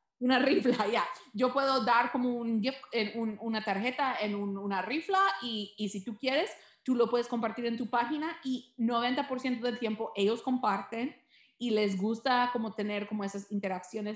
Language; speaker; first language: Spanish; early bilingual, heritage; Spanish